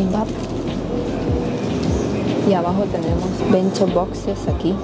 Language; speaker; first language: Spanish; native; Spanish